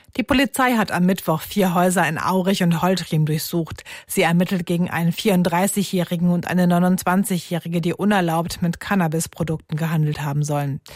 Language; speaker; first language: German; native; German